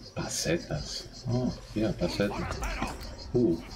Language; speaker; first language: English; non-native, fluent; Greek